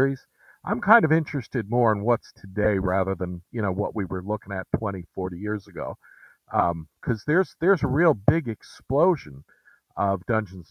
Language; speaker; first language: English; native; English